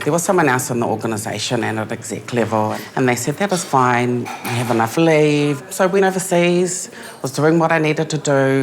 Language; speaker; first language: English; native; English